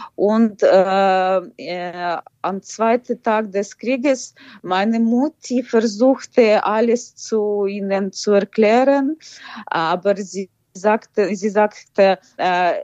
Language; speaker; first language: German; non-native, fluent; Ukrainian